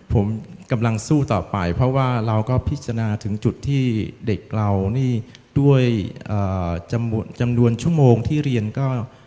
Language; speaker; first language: Thai; non-native, fluent; Vietnamese